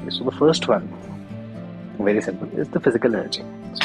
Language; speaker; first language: English; non-native, local second language; Hindi